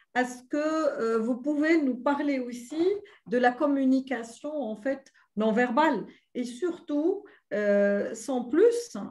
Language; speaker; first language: French; non-native, local second language; Arabic